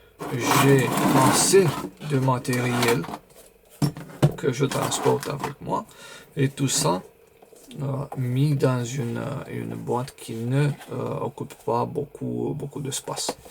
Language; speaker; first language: French; non-native, fluent; Romanian